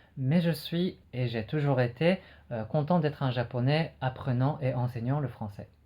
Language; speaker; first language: French; non-native, fluent; Japanese